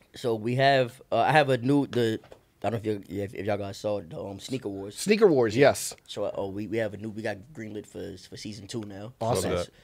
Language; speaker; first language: English; native; English